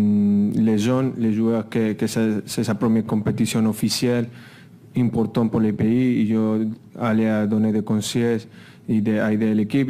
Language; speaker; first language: French; non-native, fluent; Spanish